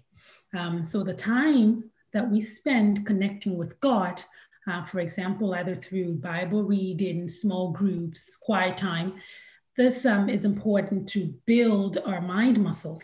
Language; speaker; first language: English; non-native, local second language; Yoruba